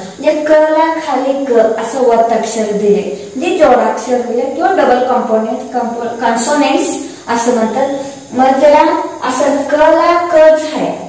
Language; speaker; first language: Marathi; non-native, local second language; Kannada